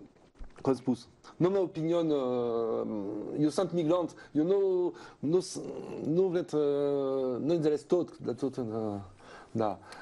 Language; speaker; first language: Romanian; non-native, learner; French